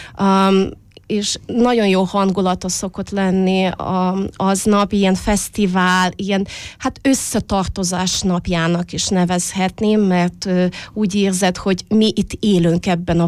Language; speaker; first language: Hungarian; non-native, fluent; Russian